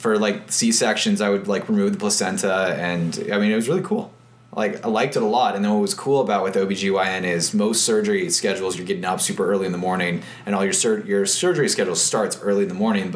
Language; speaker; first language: English; native; English